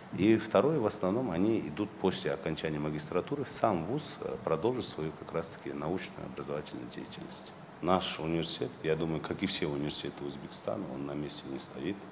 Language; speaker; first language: Russian; non-native, local second language; Uzbek